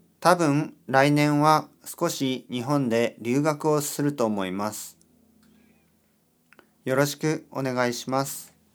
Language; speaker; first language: Japanese; non-native, learner; English